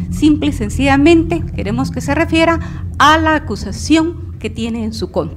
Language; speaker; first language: Spanish; native; Spanish